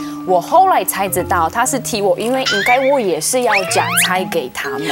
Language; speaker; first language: Chinese; non-native, fluent; Polish